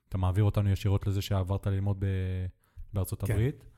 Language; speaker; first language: Hebrew; native; Hebrew